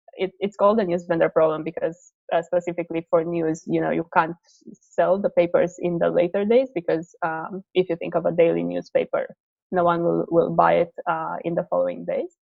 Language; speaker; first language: English; non-native, fluent; Romanian